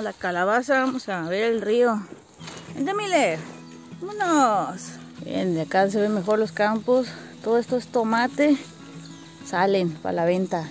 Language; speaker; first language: Spanish; native; Spanish